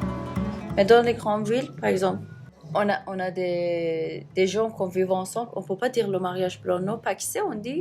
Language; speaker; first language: French; non-native, fluent; Persian